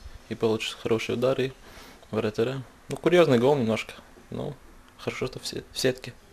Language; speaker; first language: Russian; non-native, fluent; Latvian